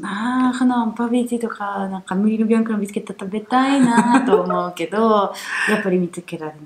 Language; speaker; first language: Japanese; non-native, fluent; Italian